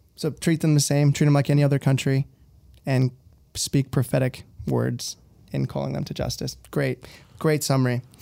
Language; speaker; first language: English; early bilingual, other home language; Spanish